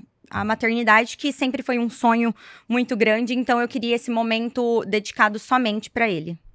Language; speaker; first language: Portuguese; native; Portuguese